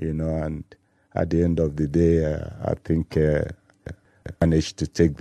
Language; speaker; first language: English; non-native, local second language; Igbo